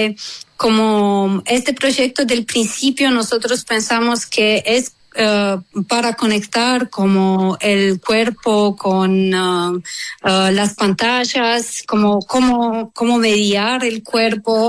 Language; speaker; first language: Spanish; non-native, fluent; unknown